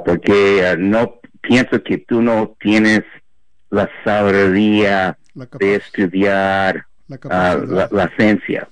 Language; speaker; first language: Spanish; non-native, fluent; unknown